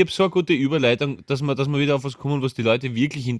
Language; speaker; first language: German; native; German